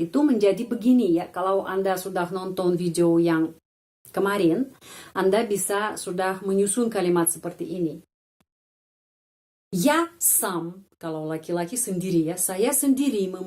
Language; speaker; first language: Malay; non-native, fluent; Russian